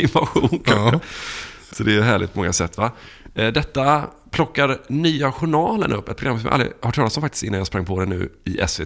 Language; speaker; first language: Swedish; native; Swedish